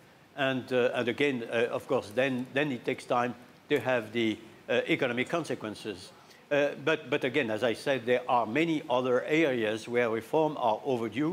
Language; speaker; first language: English; non-native, fluent; French